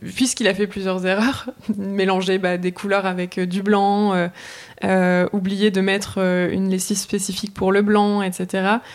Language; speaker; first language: French; native; French